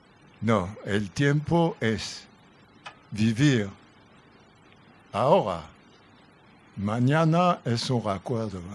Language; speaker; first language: Spanish; non-native, learner; French